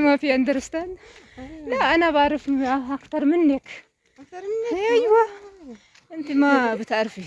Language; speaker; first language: Arabic; non-native, learner; Amharic